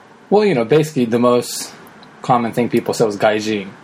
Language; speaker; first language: English; early bilingual, other home language; Japanese